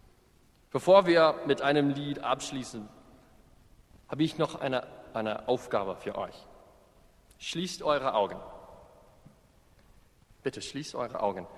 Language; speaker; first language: German; non-native, fluent; English